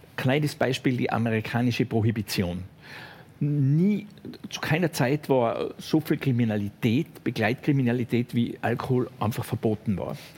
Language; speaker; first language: German; native; German